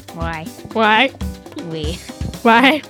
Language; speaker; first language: French; non-native, local second language; English